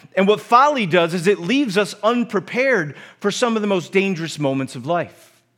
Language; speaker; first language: English; native; English